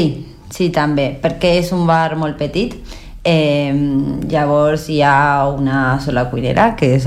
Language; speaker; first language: Catalan; non-native, learner; Spanish